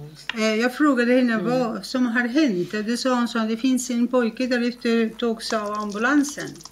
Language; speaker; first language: Swedish; non-native, fluent; Arabic